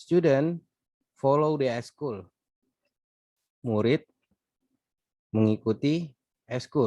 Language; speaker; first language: English; non-native, learner; Indonesian